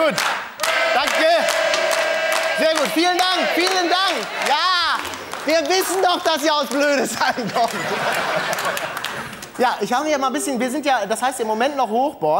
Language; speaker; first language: German; native; German